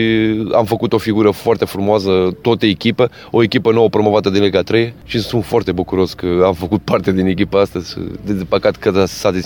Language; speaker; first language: Romanian; non-native, fluent; Portuguese